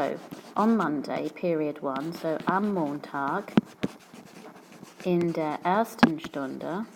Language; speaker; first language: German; non-native, fluent; English